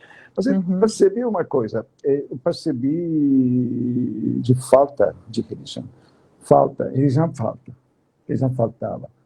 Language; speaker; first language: Portuguese; non-native, fluent; Turkish